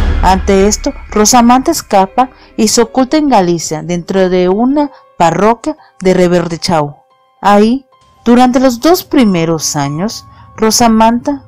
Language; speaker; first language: Spanish; native; Spanish